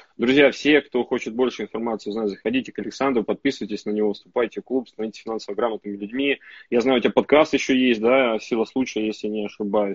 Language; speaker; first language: Russian; native; Russian